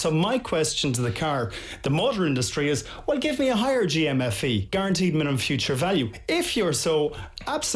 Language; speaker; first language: English; native; English